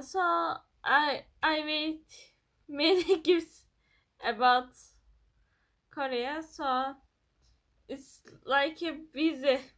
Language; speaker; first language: English; non-native, learner; Turkish